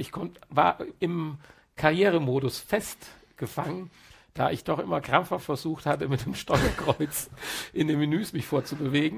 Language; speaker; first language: German; native; German